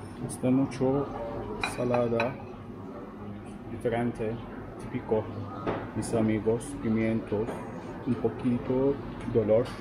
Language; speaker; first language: Spanish; non-native, learner; Turkish